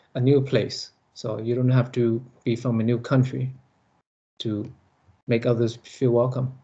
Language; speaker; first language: English; early bilingual, other home language; Lao